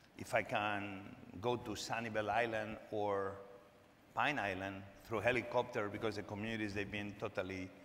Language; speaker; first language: English; non-native, fluent; Spanish